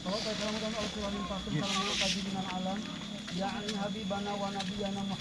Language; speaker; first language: Indonesian; non-native, local second language; Sundanese